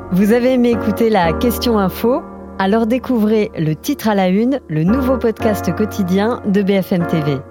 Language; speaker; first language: French; native; French